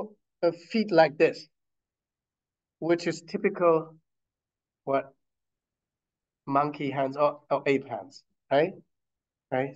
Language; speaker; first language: English; non-native, fluent; Chinese